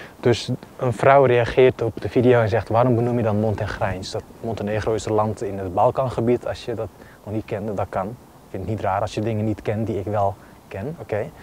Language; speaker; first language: Dutch; early bilingual, other home language; Bosnian